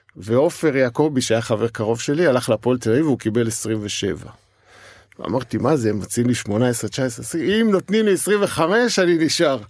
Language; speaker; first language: Hebrew; native; Hebrew